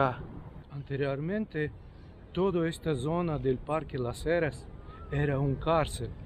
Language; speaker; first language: Spanish; non-native, fluent; Russian